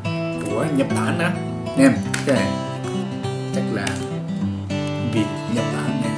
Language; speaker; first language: Vietnamese; non-native, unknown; Japanese